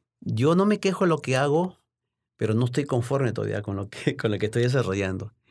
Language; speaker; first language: Spanish; native; Spanish